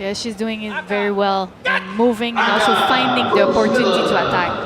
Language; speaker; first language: English; non-native, fluent; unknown